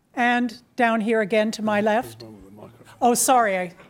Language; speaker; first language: English; native; English